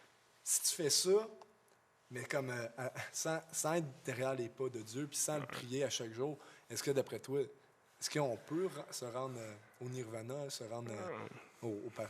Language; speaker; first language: French; native; French